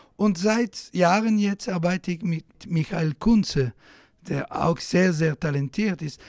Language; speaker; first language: German; non-native, fluent; Italian